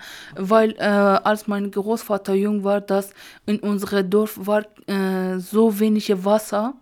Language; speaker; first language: German; non-native, learner; Persian